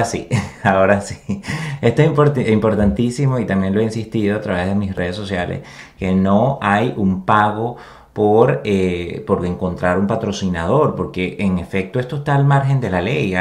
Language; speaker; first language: Spanish; native; Spanish